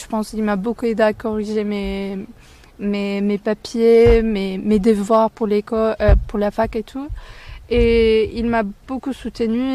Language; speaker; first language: French; non-native, fluent; Turkish